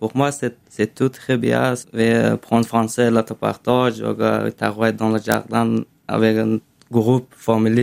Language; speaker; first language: French; non-native, learner; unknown